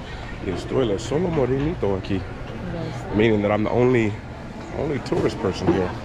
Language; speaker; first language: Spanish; non-native, learner; English